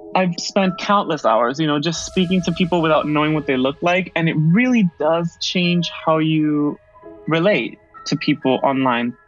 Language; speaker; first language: English; early bilingual, other home language; Spanish